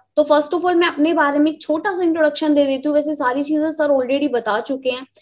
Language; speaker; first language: Hindi; native; Hindi